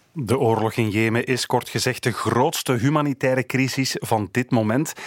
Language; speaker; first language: Dutch; native; Dutch